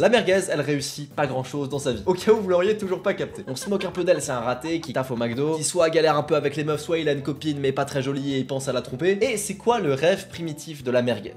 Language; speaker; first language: French; native; French